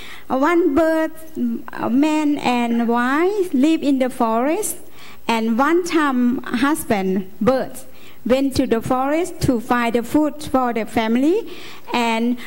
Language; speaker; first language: English; non-native, learner; Lao